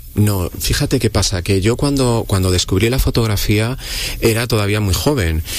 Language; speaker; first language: Spanish; native; Spanish